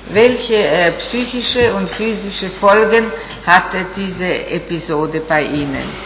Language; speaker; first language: German; non-native, fluent; Italian